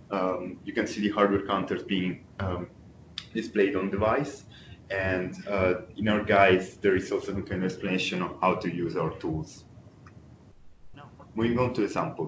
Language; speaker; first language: English; non-native, fluent; Italian